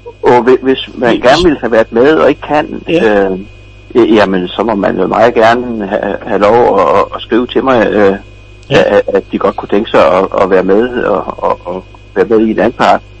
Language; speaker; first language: Danish; native; Danish